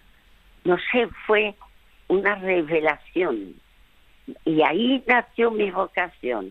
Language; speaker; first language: Spanish; early bilingual, other home language; French